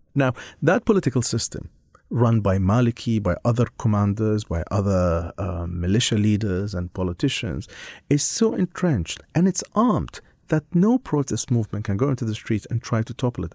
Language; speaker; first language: English; non-native, fluent; Arabic